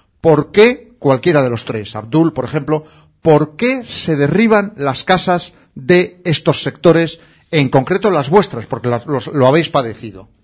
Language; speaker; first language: Spanish; native; Spanish